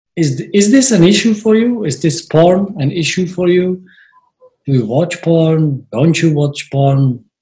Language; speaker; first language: English; non-native, fluent; Czech